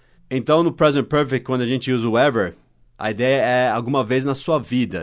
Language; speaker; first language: Portuguese; non-native, fluent; English